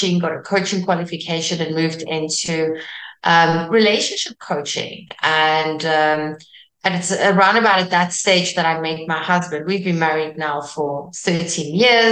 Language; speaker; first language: English; non-native, local second language; Afrikaans